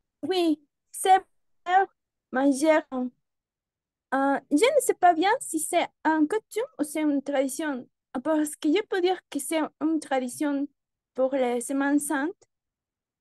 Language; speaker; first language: French; non-native, learner; Spanish